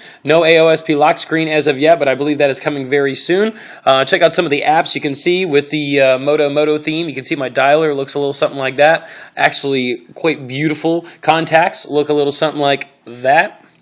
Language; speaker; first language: English; native; English